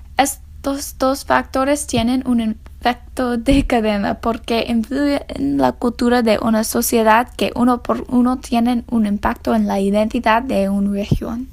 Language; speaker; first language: Spanish; non-native, learner; English